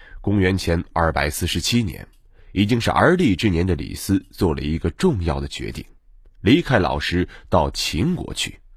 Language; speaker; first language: Chinese; native; Chinese